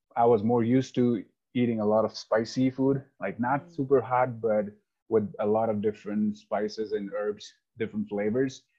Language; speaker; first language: English; non-native, local second language; Hindi